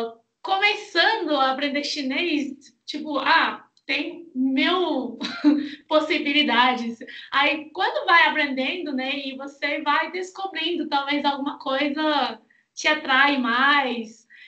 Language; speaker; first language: Portuguese; non-native, fluent; Chinese